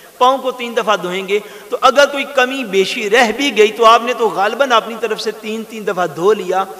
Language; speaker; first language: Urdu; non-native, local second language; Punjabi